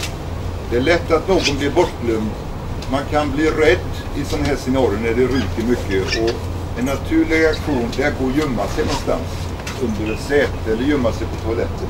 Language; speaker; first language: Swedish; native; Swedish